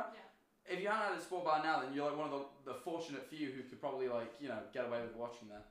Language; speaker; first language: English; native; English